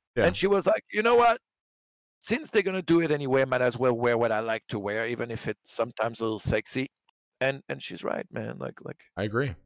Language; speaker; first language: English; non-native, fluent; French